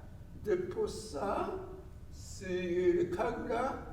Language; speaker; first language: French; non-native, learner; Japanese